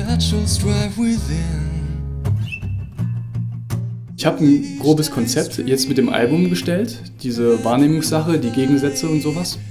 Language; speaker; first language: German; native; German